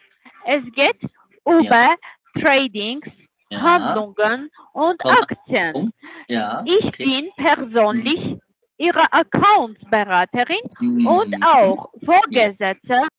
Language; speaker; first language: German; non-native, learner; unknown